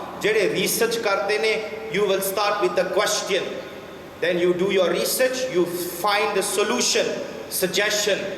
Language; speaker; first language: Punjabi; early bilingual, heritage; Punjabi